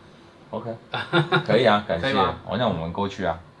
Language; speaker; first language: Chinese; native; Chinese